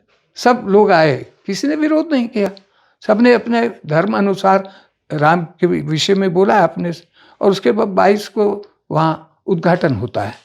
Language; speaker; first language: Hindi; native; Hindi